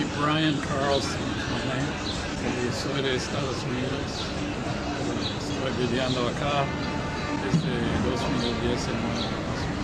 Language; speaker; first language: Spanish; non-native, learner; English